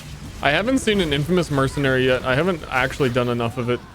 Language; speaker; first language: English; native; English